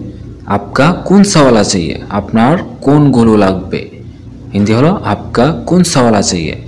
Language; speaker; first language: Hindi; non-native, fluent; Bangla